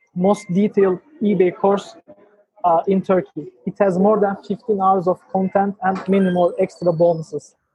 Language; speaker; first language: English; non-native, fluent; Turkish